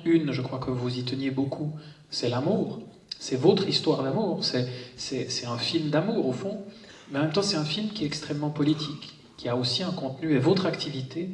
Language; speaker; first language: French; native; French